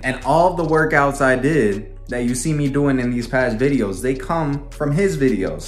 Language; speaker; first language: English; native; English